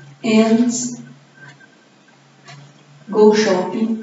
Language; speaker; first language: English; non-native, learner; Portuguese